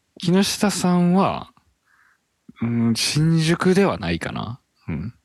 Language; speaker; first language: Japanese; early bilingual, heritage; Japanese